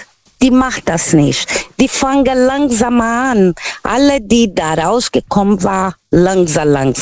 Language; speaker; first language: German; non-native, learner; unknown